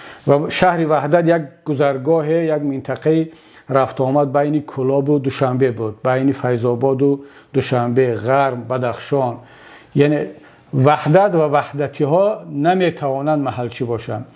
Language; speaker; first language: Persian; native; Persian